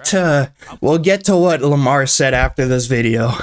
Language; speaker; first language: English; native; English